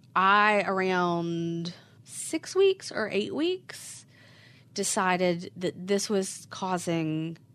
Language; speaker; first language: English; native; English